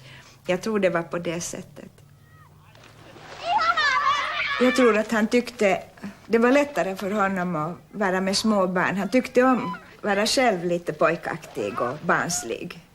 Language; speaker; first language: Swedish; non-native, local second language; Finnish